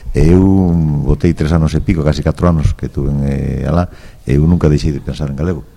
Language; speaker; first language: Galician; native; Galician